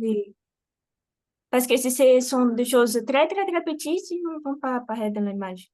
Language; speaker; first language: French; non-native, fluent; Portuguese